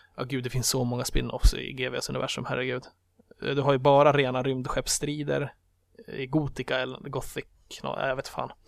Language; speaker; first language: Swedish; native; Swedish